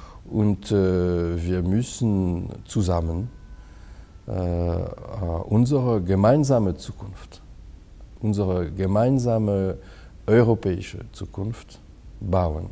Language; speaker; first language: German; non-native, fluent; French